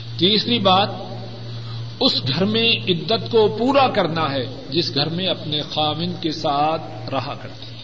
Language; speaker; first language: Urdu; non-native, local second language; Punjabi